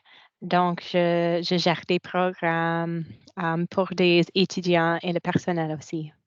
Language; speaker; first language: French; non-native, local second language; English